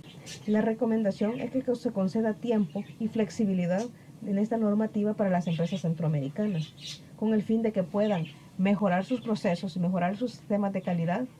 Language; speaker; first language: Spanish; native; Spanish